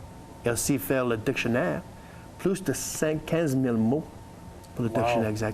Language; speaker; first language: French; non-native, learner; English